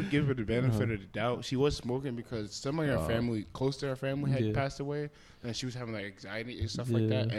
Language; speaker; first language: English; native; English